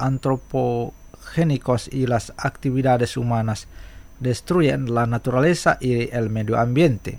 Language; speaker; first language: Spanish; non-native, fluent; Indonesian